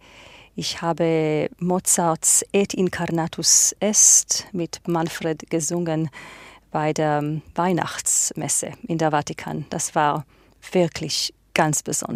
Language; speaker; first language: German; non-native, fluent; Hebrew